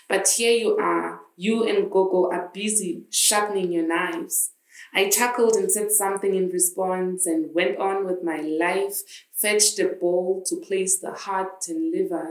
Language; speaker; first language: English; non-native, local second language; Zulu